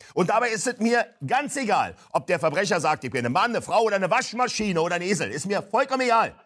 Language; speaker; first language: German; native; German